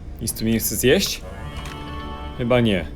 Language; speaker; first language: Polish; native; Polish